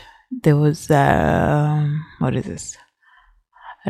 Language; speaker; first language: English; non-native, local second language; Swahili